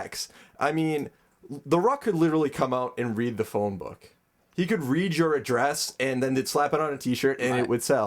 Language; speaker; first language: English; native; English